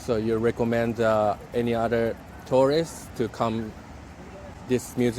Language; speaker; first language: English; non-native, learner; Japanese